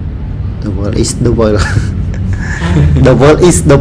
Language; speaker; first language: English; non-native, learner; Khmer